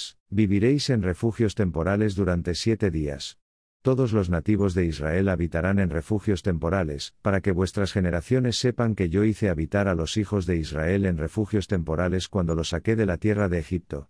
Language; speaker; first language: Spanish; native; Spanish